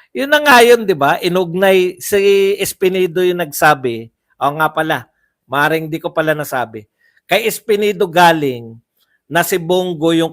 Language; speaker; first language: Filipino; native; Filipino